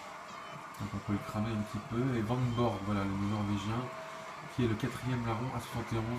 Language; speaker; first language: French; native; French